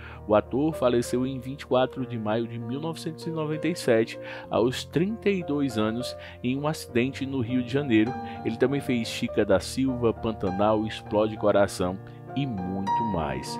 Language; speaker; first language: Portuguese; native; Portuguese